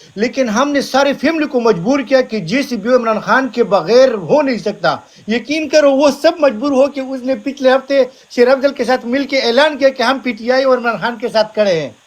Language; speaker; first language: Urdu; non-native, local second language; Pashto